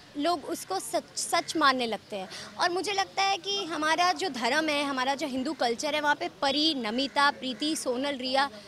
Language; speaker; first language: Hindi; native; Hindi